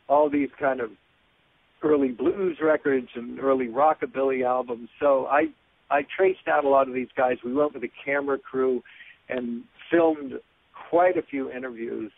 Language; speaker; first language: English; native; English